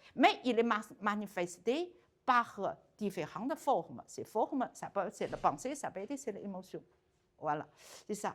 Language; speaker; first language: French; non-native, learner; Chinese